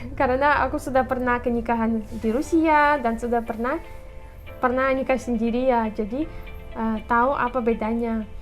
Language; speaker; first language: Indonesian; non-native, fluent; Russian